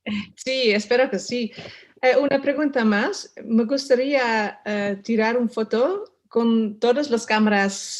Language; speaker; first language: Spanish; non-native, learner; Dutch